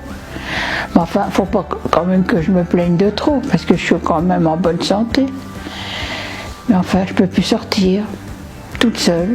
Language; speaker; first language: French; native; French